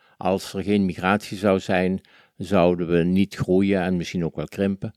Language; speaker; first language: Dutch; native; Dutch